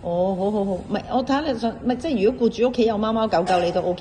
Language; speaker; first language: Cantonese; native; Cantonese